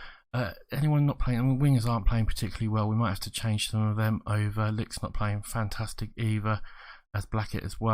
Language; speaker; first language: English; native; English